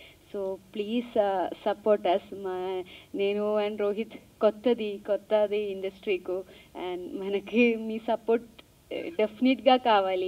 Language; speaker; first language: Telugu; non-native, learner; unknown